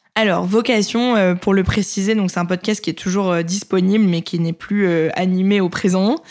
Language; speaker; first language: French; native; French